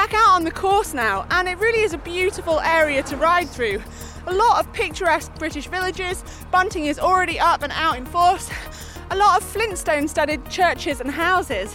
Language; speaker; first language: English; native; English